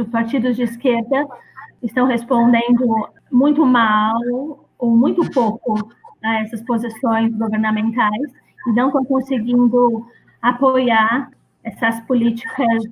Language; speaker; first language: Portuguese; non-native, fluent; Greek